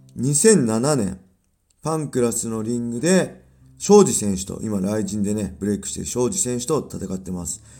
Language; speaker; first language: Japanese; native; Japanese